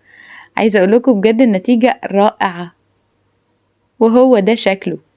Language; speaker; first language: Arabic; native; Arabic